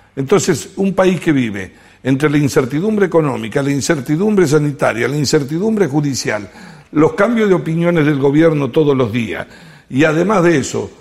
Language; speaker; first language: Spanish; native; Spanish